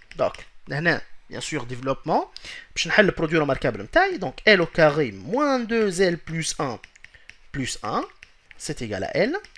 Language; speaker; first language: French; non-native, local second language; Arabic